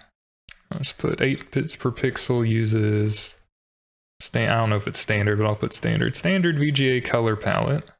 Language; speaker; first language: English; native; English